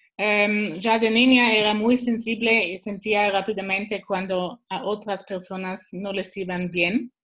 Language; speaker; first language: Spanish; non-native, learner; Swiss German